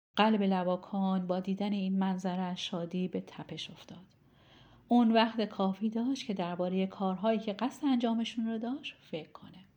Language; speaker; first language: Persian; native; Persian